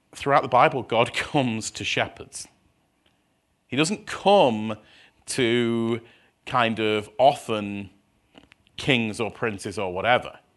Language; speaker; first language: English; native; English